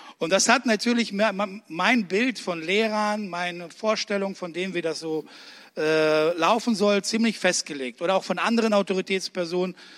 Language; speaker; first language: German; early bilingual, other home language; Russian